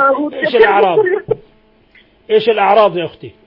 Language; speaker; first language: Arabic; native; Arabic